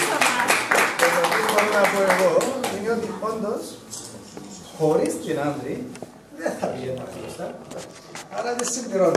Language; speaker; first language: Greek; native; Greek